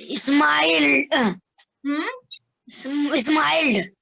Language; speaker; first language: English; non-native, learner; Hindi